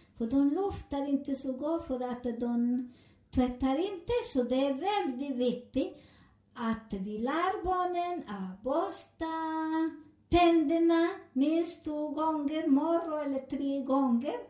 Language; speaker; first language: Swedish; non-native, fluent; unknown